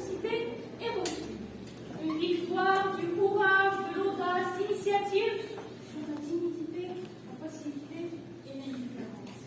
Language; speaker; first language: French; non-native, local second language; Arabic